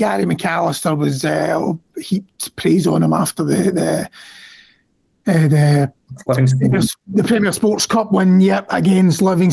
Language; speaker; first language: English; native; English